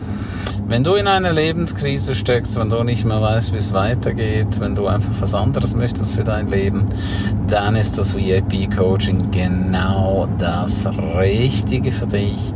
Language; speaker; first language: German; native; German